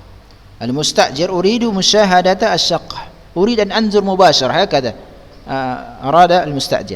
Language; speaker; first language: Arabic; non-native, fluent; Indonesian